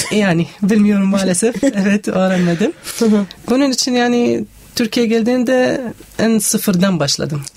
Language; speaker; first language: Turkish; non-native, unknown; Arabic